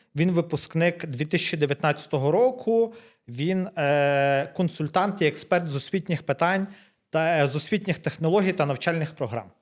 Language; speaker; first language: Ukrainian; native; Ukrainian